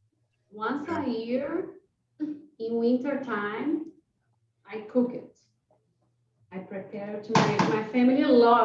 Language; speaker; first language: English; non-native, learner; Portuguese